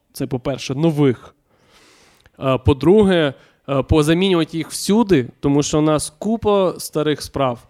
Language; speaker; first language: Ukrainian; native; Ukrainian